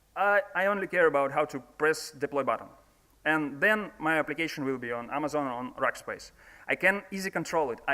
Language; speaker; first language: English; non-native, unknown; Russian